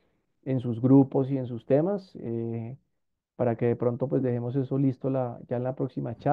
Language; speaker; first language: Spanish; native; Spanish